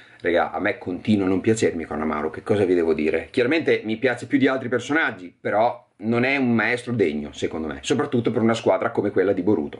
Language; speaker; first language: Italian; native; Italian